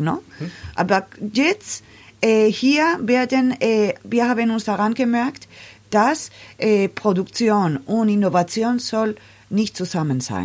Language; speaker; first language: German; non-native, learner; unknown